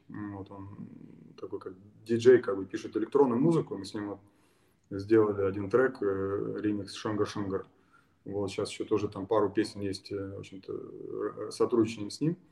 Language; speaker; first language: Russian; native; Russian